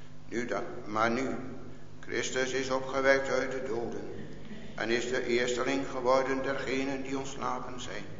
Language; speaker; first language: Dutch; native; Dutch